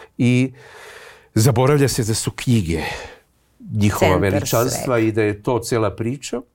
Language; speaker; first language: Serbian; native; Serbian